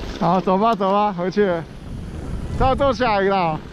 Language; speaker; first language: Chinese; native; Chinese